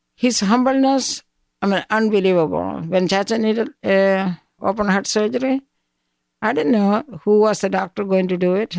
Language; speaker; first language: English; non-native, local second language; Malayalam